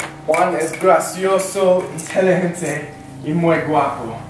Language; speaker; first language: Spanish; non-native, learner; English